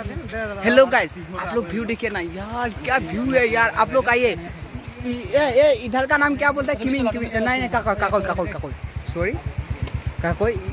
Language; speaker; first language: Hindi; non-native, local second language; Assamese